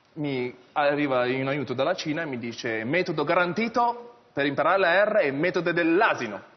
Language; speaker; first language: Italian; early bilingual, other home language; Chinese